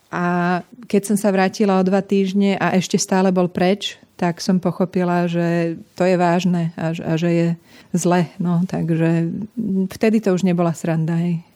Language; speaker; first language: Slovak; native; Slovak